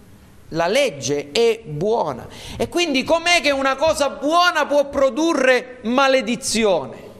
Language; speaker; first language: Italian; native; Italian